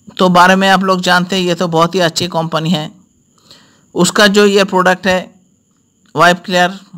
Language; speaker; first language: Hindi; non-native, local second language; Bangla